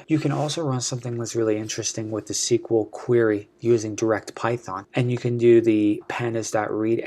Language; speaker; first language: English; native; English